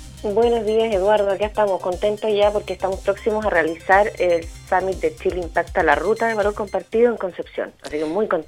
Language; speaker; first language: Spanish; native; Spanish